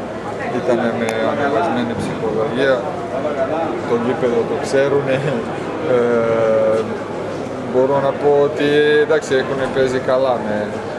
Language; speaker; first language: Greek; non-native, fluent; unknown